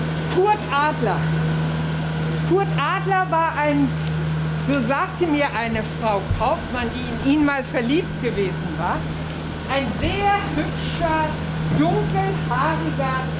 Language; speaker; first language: German; native; German